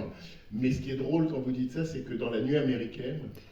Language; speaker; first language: French; native; French